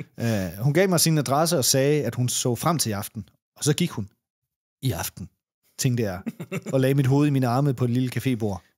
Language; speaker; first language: Danish; native; Danish